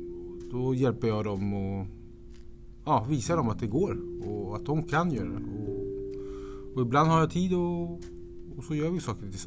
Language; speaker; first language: Swedish; non-native, fluent; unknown